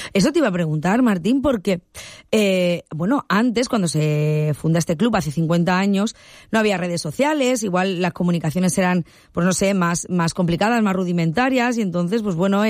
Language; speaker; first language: Spanish; native; Spanish